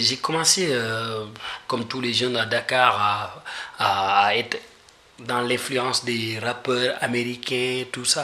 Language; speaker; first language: French; non-native, local second language; Wolof